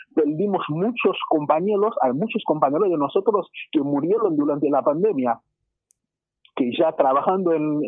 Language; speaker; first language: Spanish; non-native, fluent; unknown